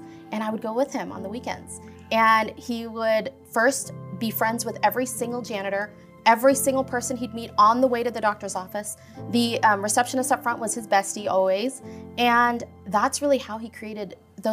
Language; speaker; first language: English; native; English